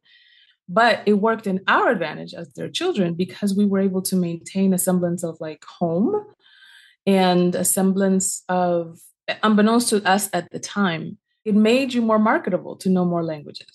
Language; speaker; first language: English; early bilingual, other home language; Spanish